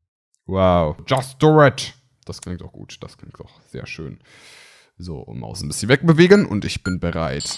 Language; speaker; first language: German; native; German